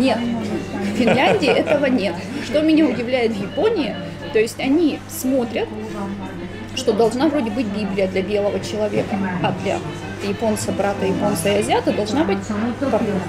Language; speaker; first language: Russian; native; Russian